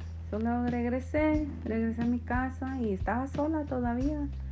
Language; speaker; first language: Spanish; early bilingual, other home language; English